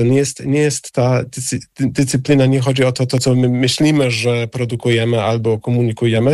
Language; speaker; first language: Polish; non-native, fluent; English